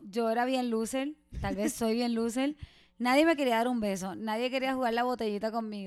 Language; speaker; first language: Spanish; native; Spanish